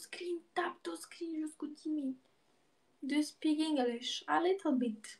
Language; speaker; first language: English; non-native, learner; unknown